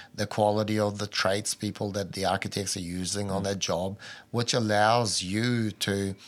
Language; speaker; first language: English; early bilingual, other home language; Albanian